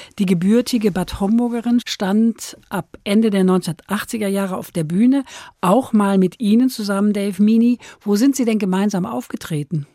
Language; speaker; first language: German; native; German